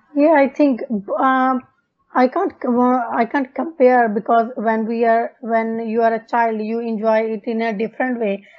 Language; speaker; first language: English; non-native, local second language; Punjabi